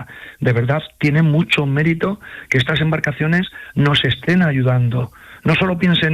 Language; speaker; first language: Spanish; native; Spanish